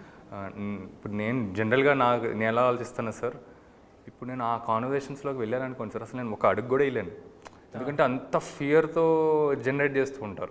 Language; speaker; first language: Telugu; native; Telugu